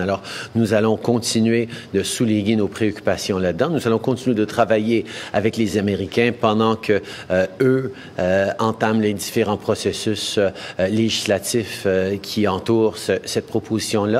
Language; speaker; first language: French; native; French